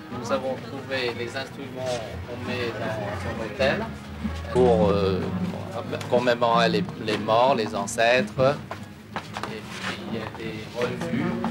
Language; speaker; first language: French; non-native, fluent; Cantonese